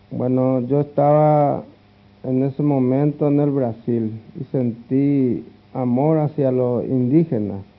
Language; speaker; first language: Spanish; non-native, local second language; Guarani